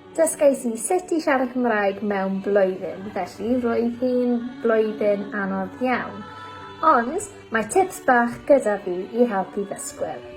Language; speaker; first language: Welsh; non-native, local second language; English